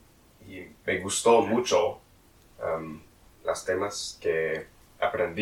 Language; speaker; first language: Spanish; non-native, learner; English